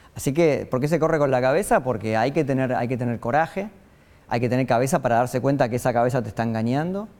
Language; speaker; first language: Spanish; native; Spanish